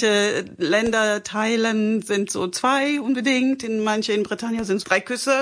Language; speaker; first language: German; non-native, fluent; French